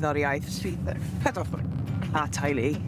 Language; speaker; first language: Welsh; non-native, learner; English